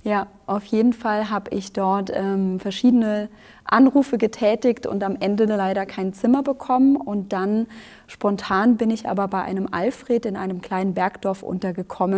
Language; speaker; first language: German; native; German